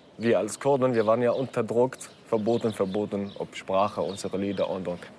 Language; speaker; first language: German; non-native, fluent; Kurdish